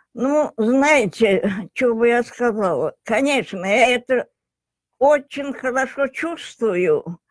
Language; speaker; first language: Russian; non-native, local second language; Tajik